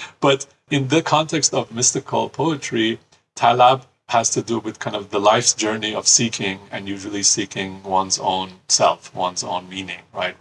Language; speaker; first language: English; early bilingual, other home language; Persian